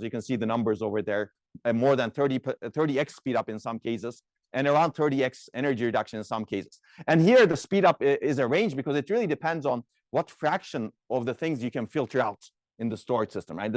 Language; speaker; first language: English; non-native, fluent; Turkish